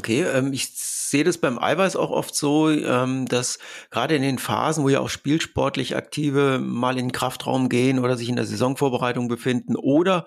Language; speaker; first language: German; native; German